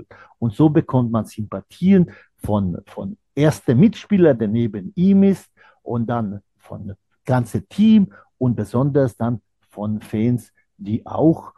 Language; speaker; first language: German; non-native, fluent; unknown